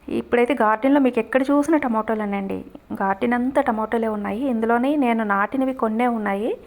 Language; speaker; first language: Telugu; native; Telugu